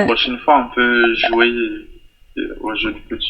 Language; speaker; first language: French; non-native, fluent; Portuguese